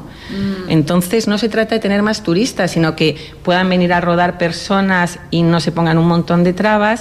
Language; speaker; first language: Spanish; native; Spanish